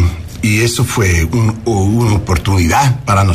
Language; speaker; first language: Spanish; non-native, learner; English